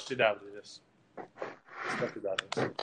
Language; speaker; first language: Spanish; non-native, learner; English